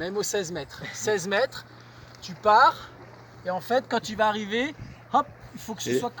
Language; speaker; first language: French; native; French